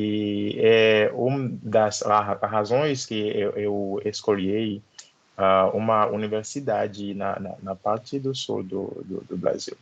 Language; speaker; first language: Portuguese; non-native, learner; Haitian Creole